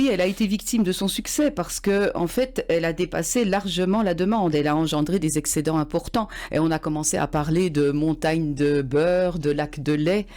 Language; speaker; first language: French; native; French